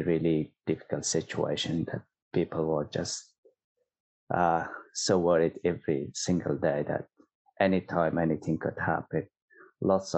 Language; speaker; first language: English; non-native, fluent; Persian